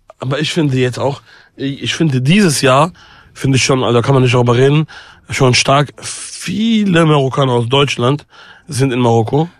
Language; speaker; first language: German; early bilingual, other home language; Arabic